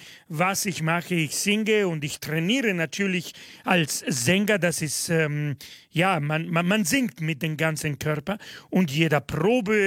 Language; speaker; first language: German; non-native, fluent; Spanish